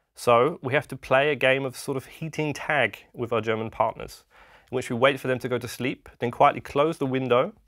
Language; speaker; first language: English; native; English